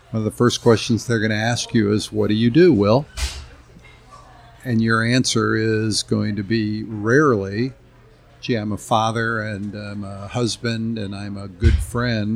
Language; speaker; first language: English; native; English